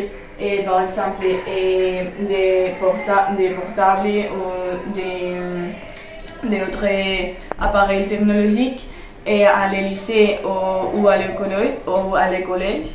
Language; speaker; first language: French; non-native, learner; Spanish